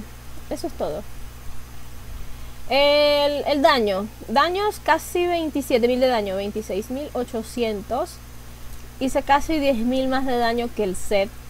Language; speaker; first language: Spanish; native; Spanish